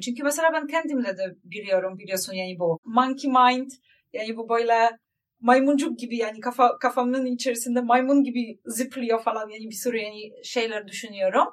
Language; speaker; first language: Turkish; non-native, learner; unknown